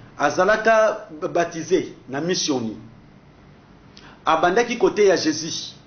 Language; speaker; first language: Lingala; non-native, local second language; Kongo